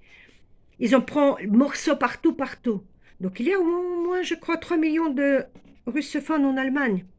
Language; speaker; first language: French; non-native, fluent; Ukrainian